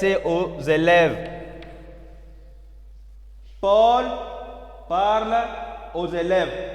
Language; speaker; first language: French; non-native, learner; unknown